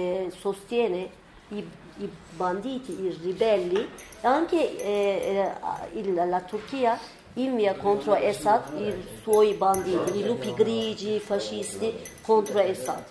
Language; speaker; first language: Italian; non-native, learner; Turkish